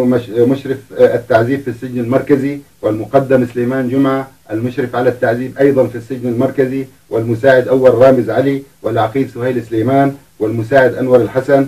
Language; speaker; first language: Arabic; native; Arabic